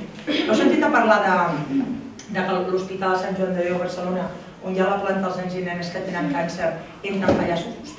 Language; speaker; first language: Catalan; native; Catalan